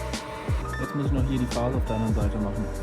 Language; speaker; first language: German; native; German